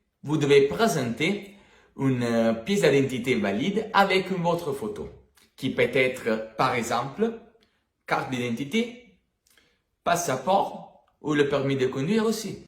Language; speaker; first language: French; non-native, learner; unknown